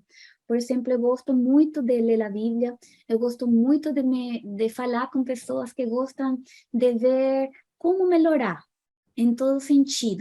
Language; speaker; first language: Portuguese; non-native, fluent; Spanish